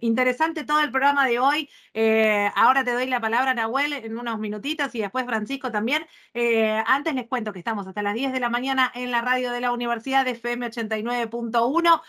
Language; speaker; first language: Spanish; native; Spanish